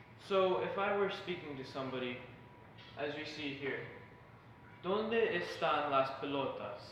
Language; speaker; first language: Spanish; non-native, learner; English